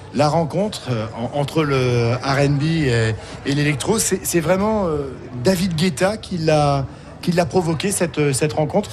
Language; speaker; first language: French; native; French